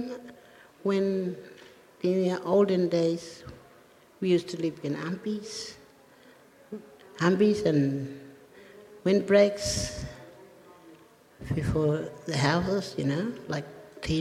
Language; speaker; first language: English; native; English